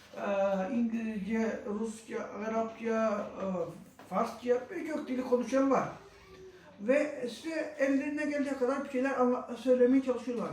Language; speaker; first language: Turkish; native; Turkish